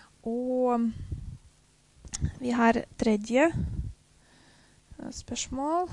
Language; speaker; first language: Norwegian; non-native, fluent; Russian